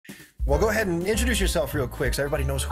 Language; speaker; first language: English; native; English